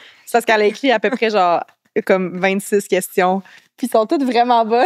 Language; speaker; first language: French; native; French